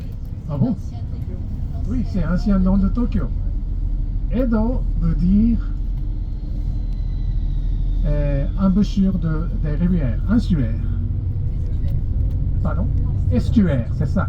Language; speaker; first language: French; non-native, fluent; Japanese